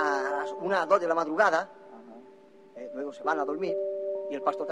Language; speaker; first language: Spanish; non-native, local second language; Catalan